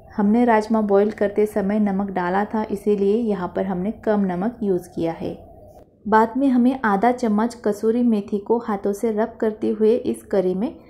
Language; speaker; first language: Hindi; non-native, local second language; Marathi